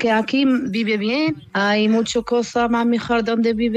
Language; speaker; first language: Spanish; non-native, learner; Arabic